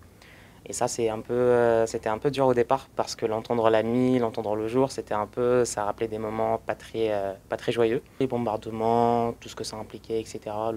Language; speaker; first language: French; early bilingual, other home language; Arabic